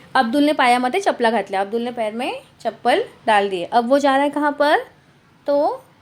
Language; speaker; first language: Hindi; non-native, local second language; Marathi